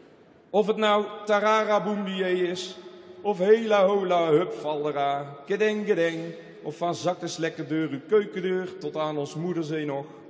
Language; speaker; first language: Dutch; native; Dutch